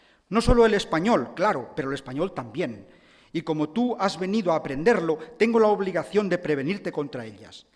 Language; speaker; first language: Spanish; native; Spanish